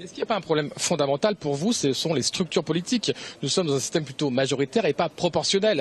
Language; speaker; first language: French; native; French